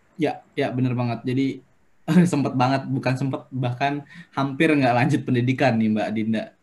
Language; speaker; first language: Indonesian; native; Indonesian